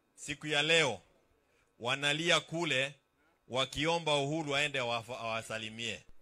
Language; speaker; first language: Swahili; non-native, local second language; Kikuyu